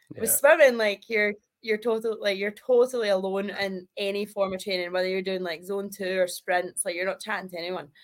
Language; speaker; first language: English; native; English